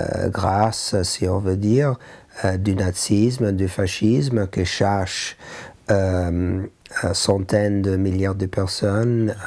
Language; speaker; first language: French; non-native, learner; English